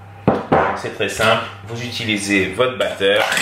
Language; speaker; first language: French; native; French